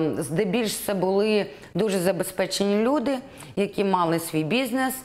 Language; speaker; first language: Ukrainian; non-native, local second language; Russian